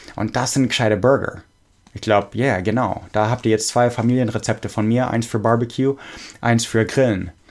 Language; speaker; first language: German; non-native, fluent; English